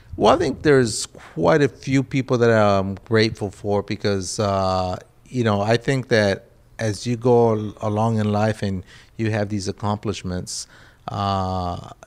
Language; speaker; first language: English; early bilingual, other home language; Spanish